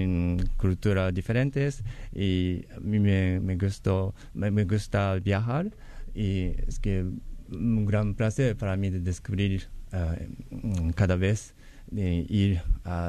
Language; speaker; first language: Spanish; non-native, learner; Japanese